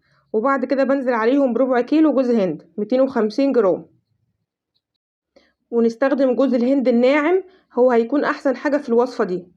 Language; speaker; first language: Arabic; native; Arabic